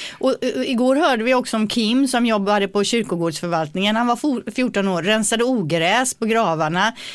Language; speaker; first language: Swedish; native; Swedish